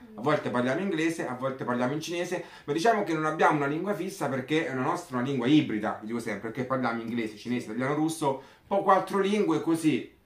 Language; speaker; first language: Italian; native; Italian